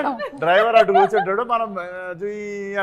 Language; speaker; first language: Telugu; native; Telugu